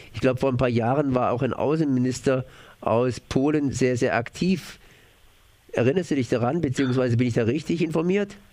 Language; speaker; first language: German; native; German